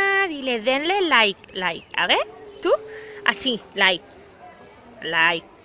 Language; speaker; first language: Spanish; native; Spanish